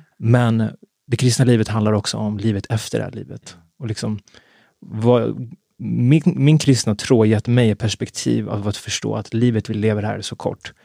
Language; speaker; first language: Swedish; native; Swedish